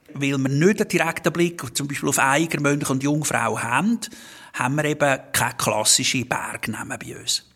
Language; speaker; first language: German; native; German